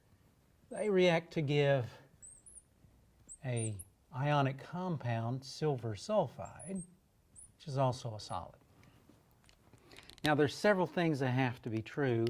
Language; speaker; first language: English; native; English